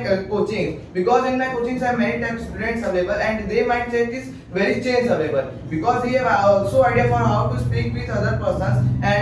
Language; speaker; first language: English; non-native, learner; Hindi